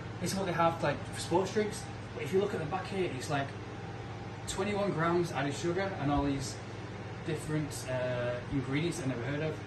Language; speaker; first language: English; native; English